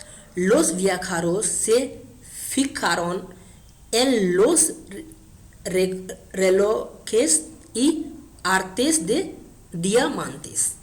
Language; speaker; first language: Spanish; non-native, fluent; Hindi